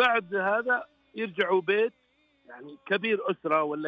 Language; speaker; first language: Arabic; native; Arabic